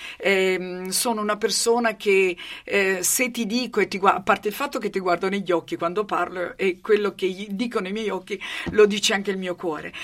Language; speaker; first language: Italian; native; Italian